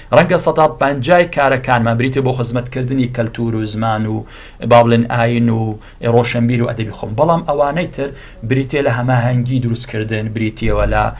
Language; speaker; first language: Central Kurdish; non-native, local second language; Assyrian Neo-Aramaic